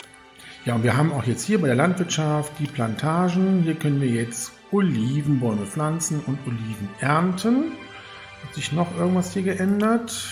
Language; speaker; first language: German; native; German